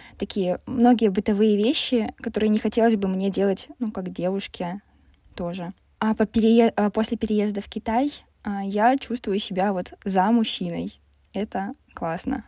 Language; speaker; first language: Russian; native; Russian